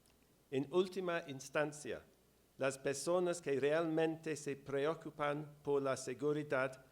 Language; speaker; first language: Spanish; non-native, fluent; English